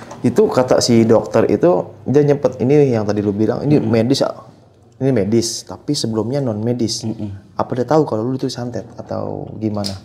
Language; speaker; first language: Indonesian; native; Indonesian